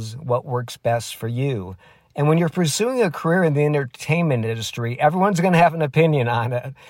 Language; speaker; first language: English; native; English